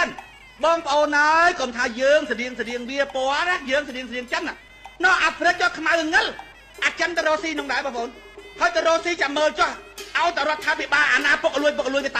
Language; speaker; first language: Khmer; native; Khmer